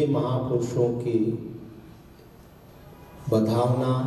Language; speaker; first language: Hindi; native; Hindi